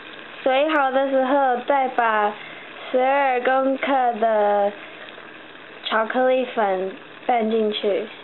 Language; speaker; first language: Chinese; early bilingual, heritage; Chinese